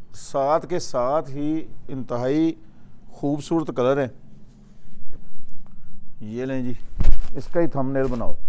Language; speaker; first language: Urdu; non-native, local second language; Punjabi